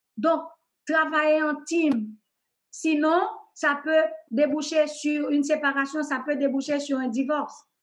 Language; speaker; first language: French; non-native, local second language; Haitian Creole